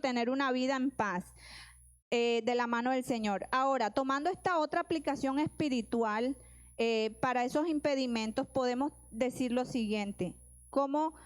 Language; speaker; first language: Spanish; native; Spanish